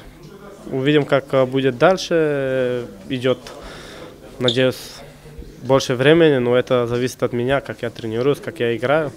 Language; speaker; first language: Russian; non-native, learner; Bulgarian